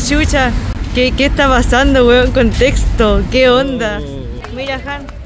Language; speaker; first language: Spanish; native; Spanish